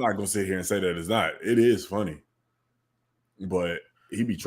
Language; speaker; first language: English; native; English